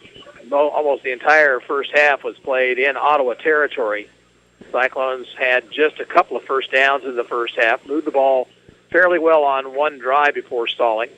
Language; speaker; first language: English; native; English